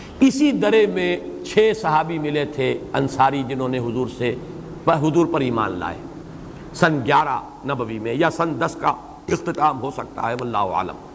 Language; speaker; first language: Urdu; native; Urdu